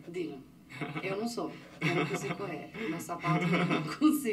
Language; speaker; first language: Portuguese; early bilingual, heritage; English